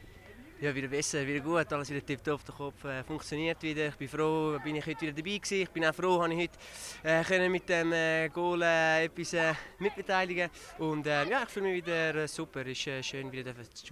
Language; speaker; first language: German; native; German